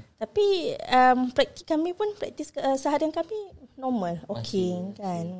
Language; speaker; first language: Malay; native; Malay